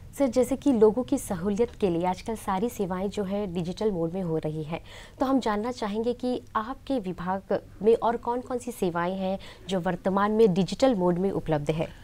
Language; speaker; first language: Hindi; native; Hindi